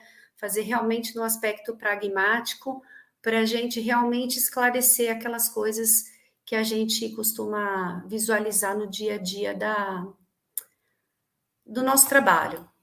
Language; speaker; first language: Portuguese; native; Portuguese